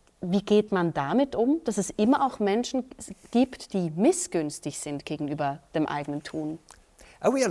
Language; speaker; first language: German; native; German